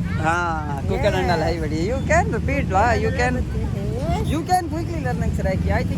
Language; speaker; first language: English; non-native, learner; Saraiki